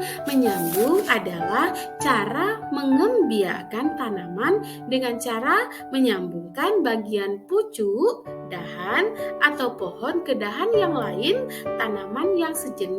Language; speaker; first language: Indonesian; native; Indonesian